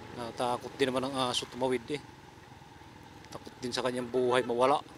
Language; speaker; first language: Filipino; native; Filipino